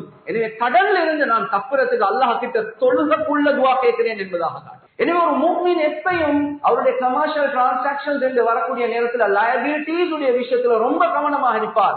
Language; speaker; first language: Tamil; native; Tamil